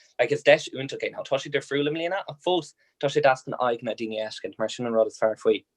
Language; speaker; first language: Irish; non-native, local second language; English